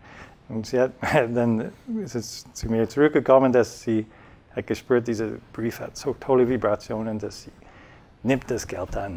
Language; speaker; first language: German; non-native, fluent; English